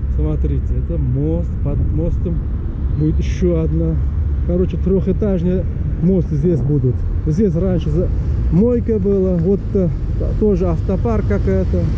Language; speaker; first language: Russian; non-native, local second language; Uzbek